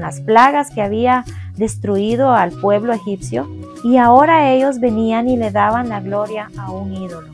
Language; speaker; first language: Spanish; native; Spanish